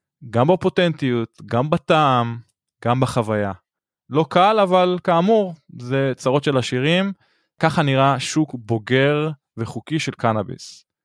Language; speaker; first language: Hebrew; native; Hebrew